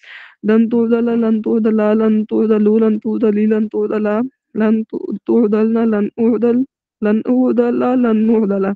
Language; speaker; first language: Arabic; non-native, learner; Urdu